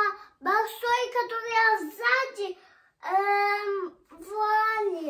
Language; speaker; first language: Russian; early bilingual, other home language; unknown